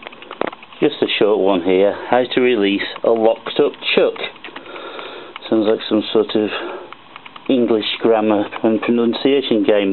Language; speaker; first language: English; native; English